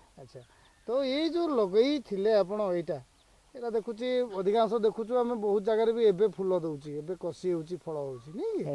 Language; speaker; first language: Odia; native; Odia